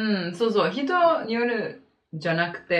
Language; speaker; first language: Japanese; non-native, fluent; Italian